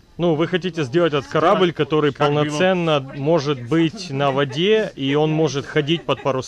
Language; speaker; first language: Russian; native; Russian